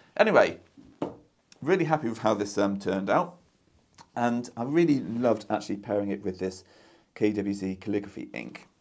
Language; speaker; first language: English; native; English